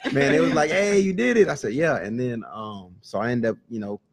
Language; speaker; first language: English; native; English